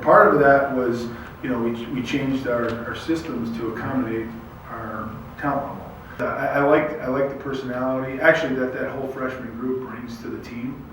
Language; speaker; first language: English; native; English